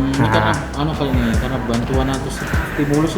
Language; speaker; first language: Indonesian; native; Indonesian